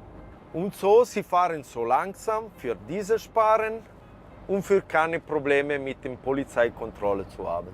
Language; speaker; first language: German; non-native, fluent; Italian